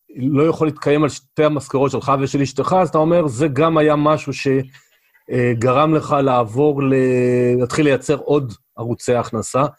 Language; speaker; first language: Hebrew; native; Hebrew